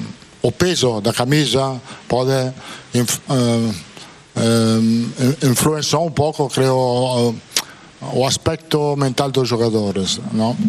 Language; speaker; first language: Portuguese; non-native, fluent; Italian